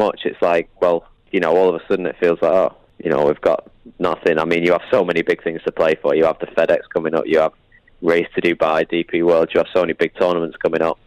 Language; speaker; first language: English; native; English